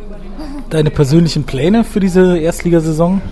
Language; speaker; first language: German; native; German